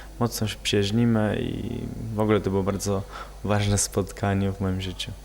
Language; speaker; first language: Polish; non-native, fluent; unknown